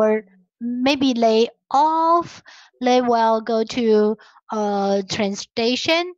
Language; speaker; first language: English; non-native, learner; Chinese